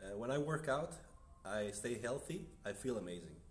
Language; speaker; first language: English; non-native, fluent; Danish